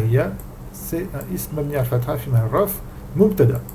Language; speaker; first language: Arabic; non-native, fluent; French